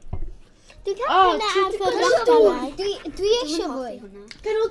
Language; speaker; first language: Welsh; non-native, local second language; English